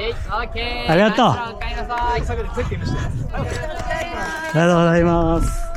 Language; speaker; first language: Japanese; non-native, learner; Chinese